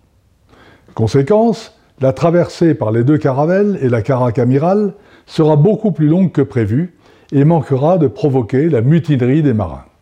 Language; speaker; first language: French; native; French